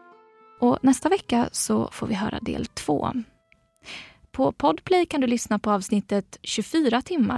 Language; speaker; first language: Swedish; native; Swedish